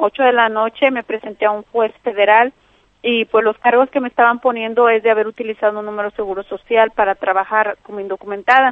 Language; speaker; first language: Spanish; native; Spanish